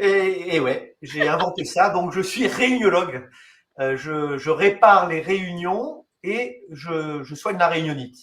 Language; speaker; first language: French; native; French